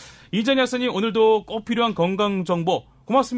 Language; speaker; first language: Korean; native; Korean